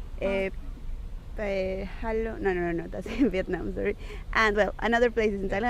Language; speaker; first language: English; non-native, fluent; Spanish